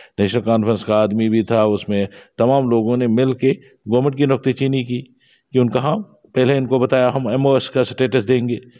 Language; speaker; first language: Hindi; non-native, local second language; Shina